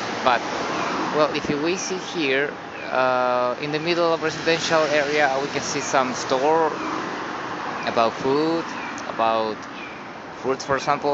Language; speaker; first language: English; non-native, learner; Spanish